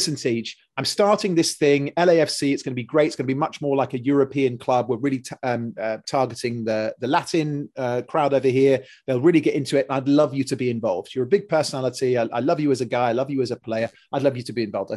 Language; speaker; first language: English; native; English